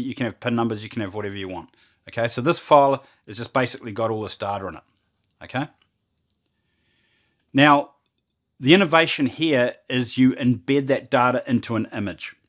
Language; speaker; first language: English; native; English